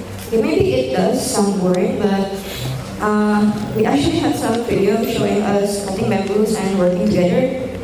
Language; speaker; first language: English; non-native, fluent; Indonesian